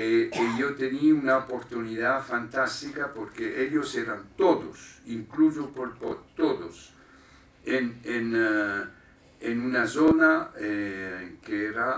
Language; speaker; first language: Spanish; non-native, fluent; French